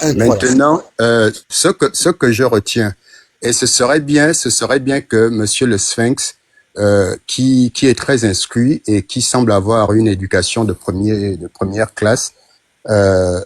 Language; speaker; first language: French; non-native, local second language; Fang